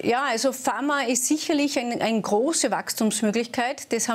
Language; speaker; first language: German; native; German